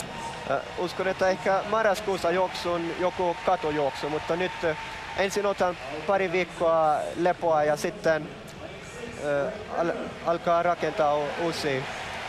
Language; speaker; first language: Finnish; non-native, local second language; Swedish